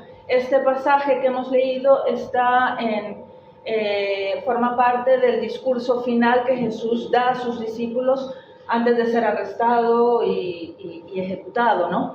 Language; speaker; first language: Spanish; native; Spanish